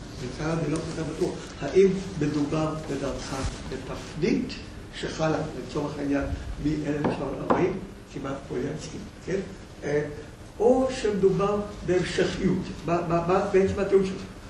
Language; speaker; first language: Hebrew; native; Hebrew